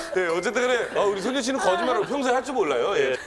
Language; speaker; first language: Korean; native; Korean